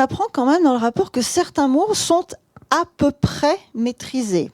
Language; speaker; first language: French; native; French